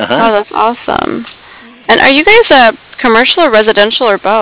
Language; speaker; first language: English; native; English